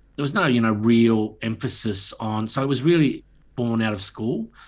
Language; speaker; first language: English; native; English